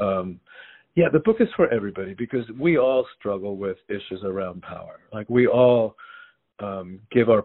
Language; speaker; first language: English; early bilingual, other home language; Spanish